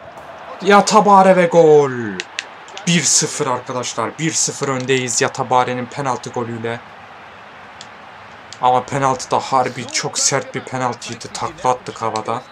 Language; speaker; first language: Turkish; native; Turkish